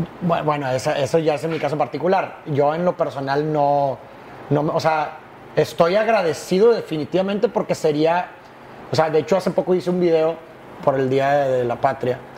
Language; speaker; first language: Spanish; native; Spanish